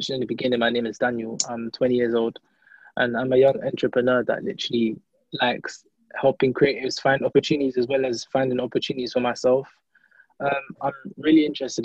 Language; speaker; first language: English; native; English